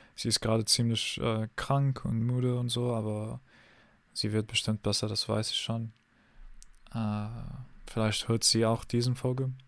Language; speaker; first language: German; non-native, fluent; English